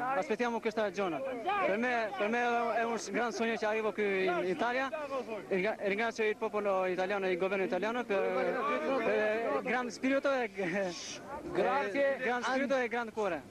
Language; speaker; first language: Italian; non-native, learner; Albanian